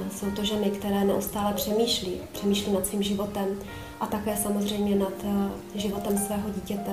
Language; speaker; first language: Czech; native; Czech